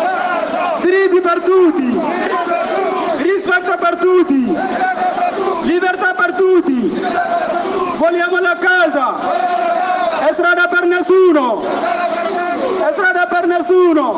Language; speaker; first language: Italian; non-native, learner; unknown